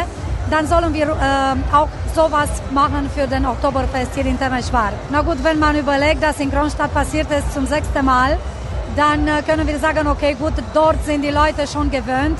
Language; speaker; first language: German; non-native, local second language; Romanian